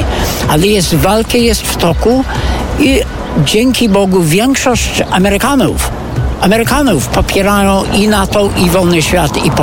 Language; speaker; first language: Polish; non-native, fluent; English